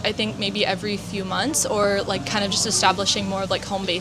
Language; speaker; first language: English; native; English